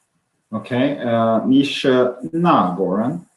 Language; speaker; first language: Chinese; non-native, learner; Swedish